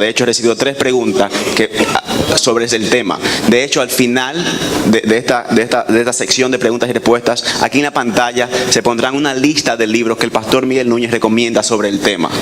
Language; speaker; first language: Spanish; native; Spanish